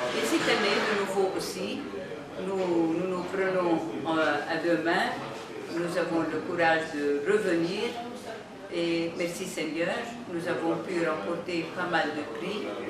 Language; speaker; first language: French; non-native, local second language; Arabic